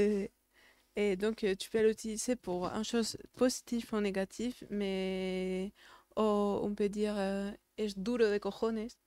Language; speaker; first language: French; non-native, fluent; Spanish